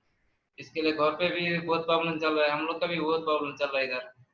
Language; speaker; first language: Hindi; non-native, local second language; Bangla